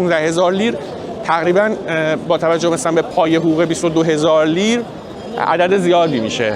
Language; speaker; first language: Persian; native; Persian